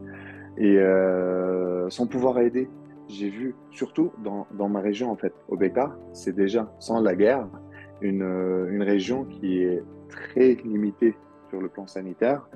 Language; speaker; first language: French; non-native, local second language; Arabic